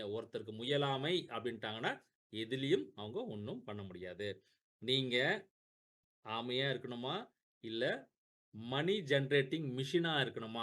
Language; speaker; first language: Tamil; native; Tamil